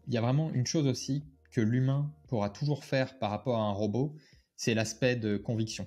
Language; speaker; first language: French; native; French